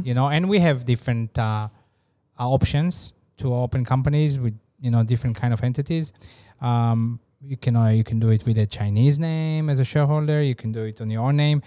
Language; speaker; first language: English; non-native, fluent; Hebrew